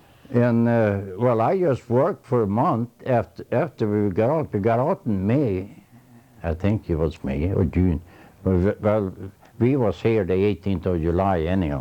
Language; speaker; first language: English; non-native, fluent; Swedish